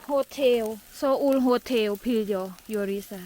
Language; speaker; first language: Korean; non-native, learner; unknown